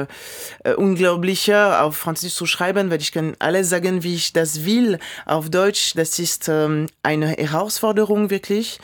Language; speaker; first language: German; non-native, fluent; French